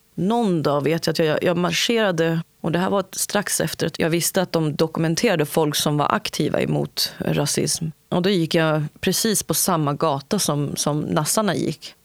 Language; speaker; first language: Swedish; early bilingual, other home language; Kurdish